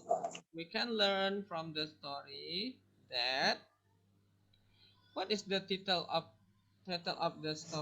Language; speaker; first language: English; non-native, learner; Indonesian